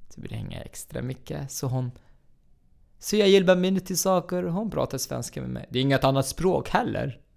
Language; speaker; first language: Swedish; non-native, fluent; Arabic